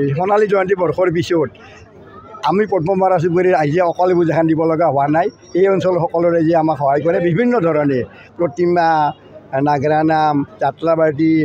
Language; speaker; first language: Assamese; native; Assamese